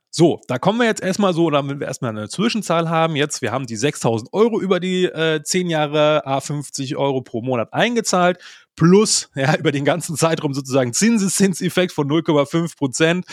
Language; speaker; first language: German; native; German